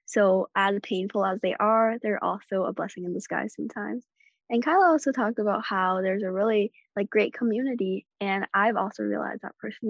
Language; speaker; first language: English; non-native, local second language; Cantonese